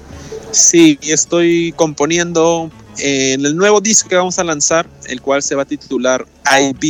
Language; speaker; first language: Spanish; native; Spanish